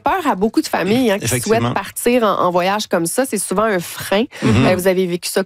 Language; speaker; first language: French; native; French